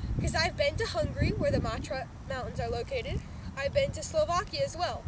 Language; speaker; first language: English; native; English